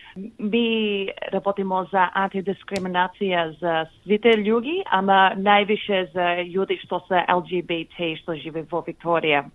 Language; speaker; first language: Macedonian; early bilingual, heritage; English